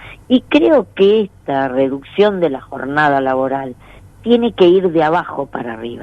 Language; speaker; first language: Spanish; native; Spanish